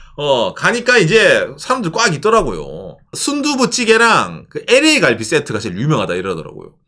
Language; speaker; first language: Korean; native; Korean